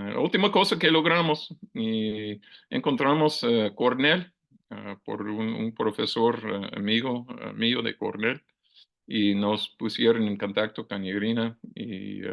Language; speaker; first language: Spanish; non-native, learner; English